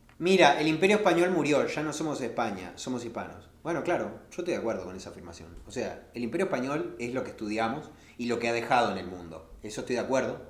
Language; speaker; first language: Spanish; native; Spanish